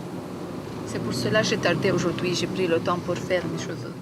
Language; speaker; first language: French; non-native, learner; Arabic